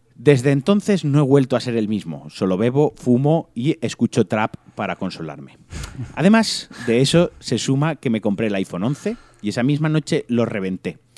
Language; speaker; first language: Spanish; native; Spanish